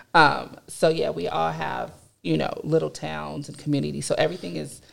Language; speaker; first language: English; native; English